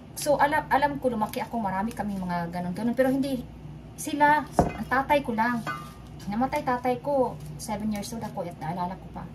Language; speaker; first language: Filipino; non-native, local second language; Hiligaynon